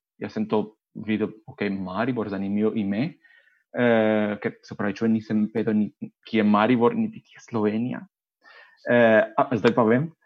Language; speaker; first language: Slovenian; non-native, fluent; Spanish